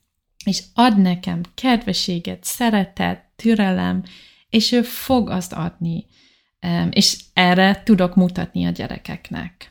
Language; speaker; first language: Hungarian; non-native, learner; English